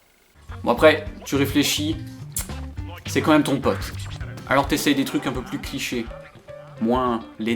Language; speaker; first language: French; native; French